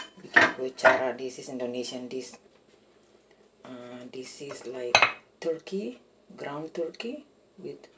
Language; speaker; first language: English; non-native, learner; Indonesian